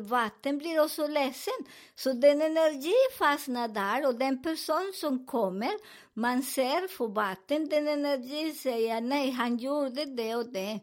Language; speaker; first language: Swedish; non-native, learner; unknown